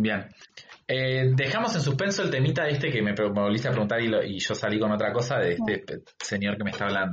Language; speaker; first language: Spanish; native; Spanish